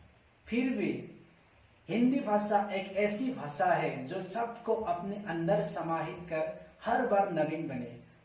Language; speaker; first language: Hindi; non-native, local second language; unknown